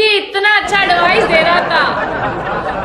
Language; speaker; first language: Hindi; non-native, learner; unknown